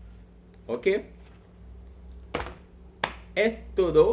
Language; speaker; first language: Spanish; non-native, fluent; Haitian Creole